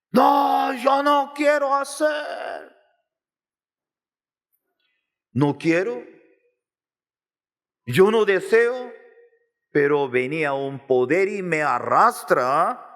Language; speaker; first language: Spanish; non-native, learner; Korean